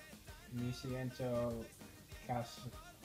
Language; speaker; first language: Spanish; non-native, learner; English